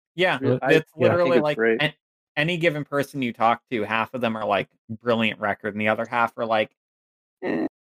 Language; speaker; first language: English; native; English